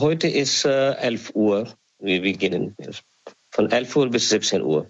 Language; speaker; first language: German; non-native, learner; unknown